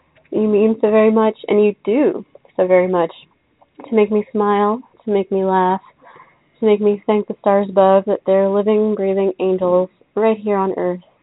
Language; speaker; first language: English; native; English